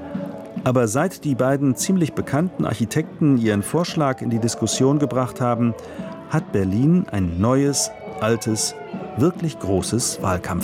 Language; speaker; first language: German; native; German